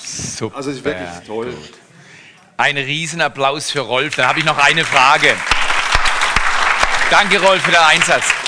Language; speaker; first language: German; native; German